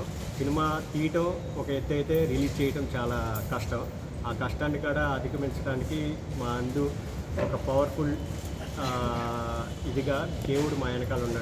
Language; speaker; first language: Telugu; native; Telugu